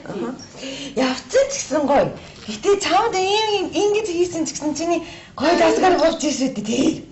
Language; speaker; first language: Mongolian; non-native, learner; Japanese